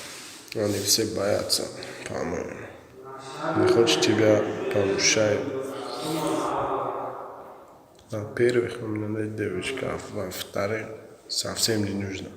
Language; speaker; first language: Russian; non-native, learner; Tajik